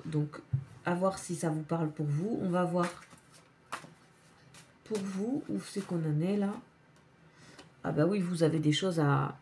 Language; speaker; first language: French; native; French